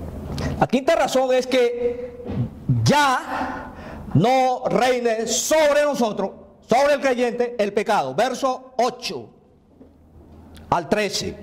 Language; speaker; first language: Spanish; native; Spanish